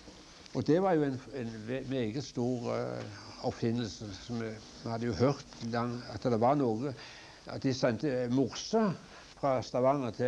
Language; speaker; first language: Norwegian; native; Norwegian